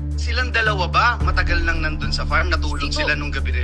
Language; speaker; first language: Filipino; native; Filipino